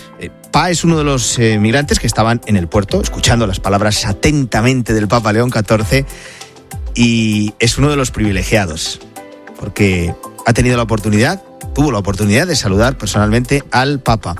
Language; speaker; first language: Spanish; native; Spanish